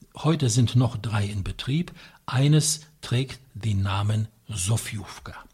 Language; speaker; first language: German; non-native, fluent; Polish